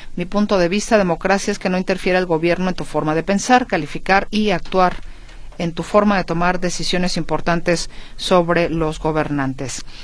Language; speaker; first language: Spanish; native; Spanish